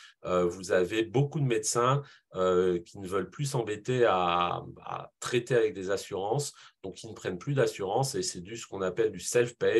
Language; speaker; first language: French; native; French